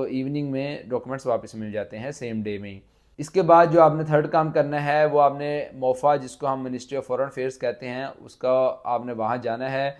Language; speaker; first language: Urdu; non-native, local second language; Punjabi